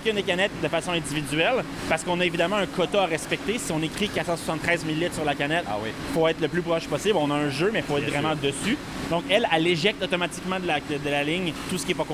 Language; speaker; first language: French; native; French